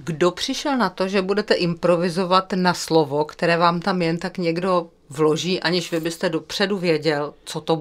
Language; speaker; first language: Czech; native; Czech